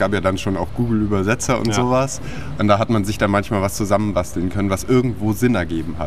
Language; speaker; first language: German; native; German